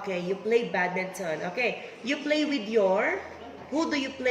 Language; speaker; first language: English; non-native, fluent; Vietnamese